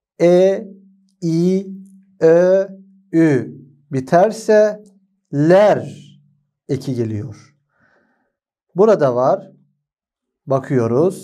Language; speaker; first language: Turkish; non-native, fluent; Arabic